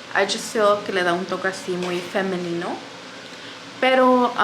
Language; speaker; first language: Spanish; early bilingual, other home language; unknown